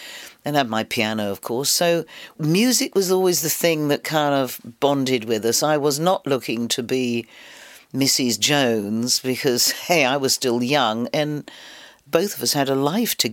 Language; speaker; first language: English; native; English